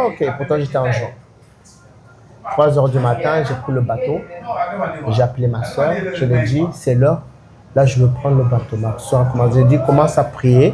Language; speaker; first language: French; non-native, local second language; Ngazidja Comorian